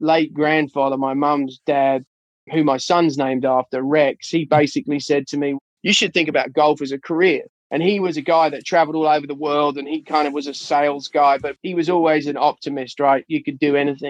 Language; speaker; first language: English; native; English